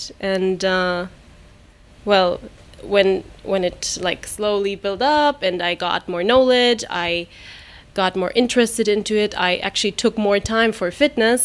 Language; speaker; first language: English; non-native, fluent; German